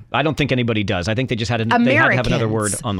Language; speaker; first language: English; native; English